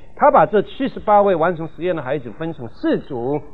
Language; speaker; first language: Chinese; non-native, local second language; Min Nan Chinese